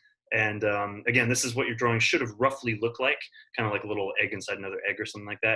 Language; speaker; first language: English; native; English